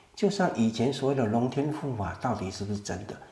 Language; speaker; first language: Chinese; native; Chinese